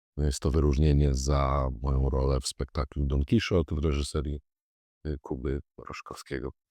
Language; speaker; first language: Polish; native; Polish